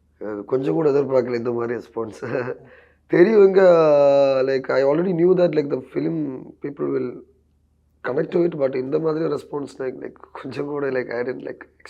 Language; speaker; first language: Tamil; non-native, learner; Malayalam